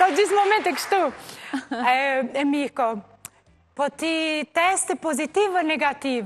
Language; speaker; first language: Albanian; non-native, learner; Portuguese